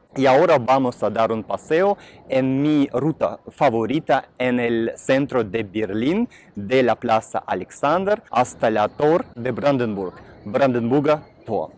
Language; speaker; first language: Spanish; non-native, fluent; Russian